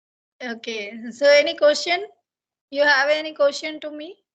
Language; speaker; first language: English; non-native, learner; Hindi